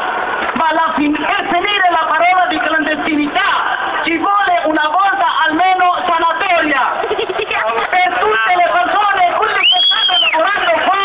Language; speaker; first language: Italian; non-native, learner; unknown